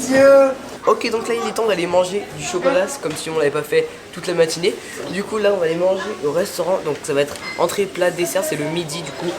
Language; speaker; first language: French; native; French